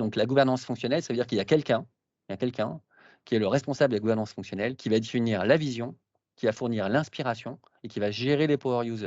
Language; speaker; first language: French; native; French